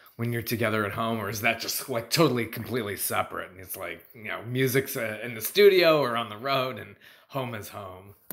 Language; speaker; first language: English; native; English